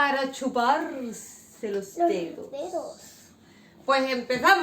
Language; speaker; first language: Spanish; native; Spanish